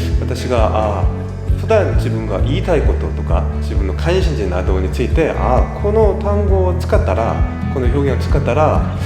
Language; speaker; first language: Japanese; non-native, fluent; Korean